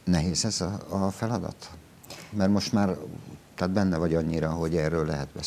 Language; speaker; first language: Hungarian; native; Hungarian